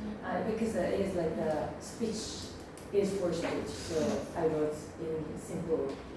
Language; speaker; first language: English; non-native, learner; Korean